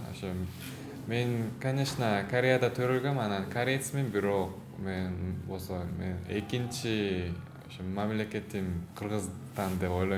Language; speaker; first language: Kyrgyz; early bilingual, other home language; Korean